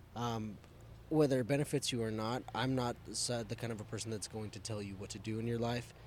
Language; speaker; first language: English; early bilingual, other home language; Spanish